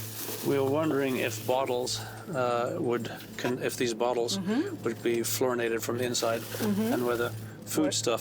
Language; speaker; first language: English; native; English